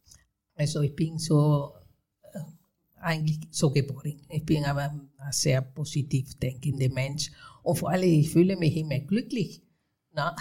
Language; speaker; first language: German; non-native, fluent; Spanish